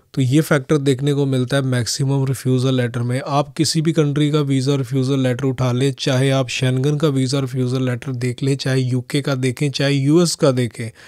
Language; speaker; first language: Hindi; non-native, local second language; Punjabi